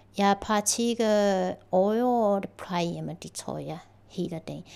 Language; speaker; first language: Danish; non-native, learner; Chinese